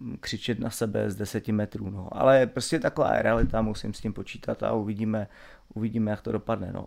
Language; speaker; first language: Czech; native; Czech